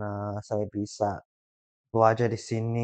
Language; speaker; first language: Indonesian; early bilingual, heritage; English